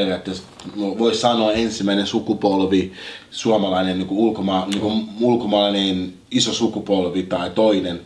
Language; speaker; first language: Finnish; early bilingual, other home language; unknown